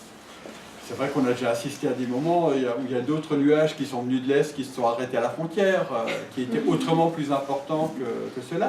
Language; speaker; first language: French; native; French